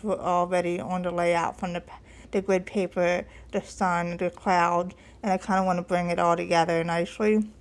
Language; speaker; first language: English; native; English